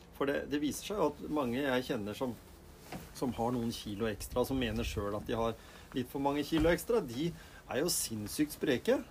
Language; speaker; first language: Norwegian; native; Norwegian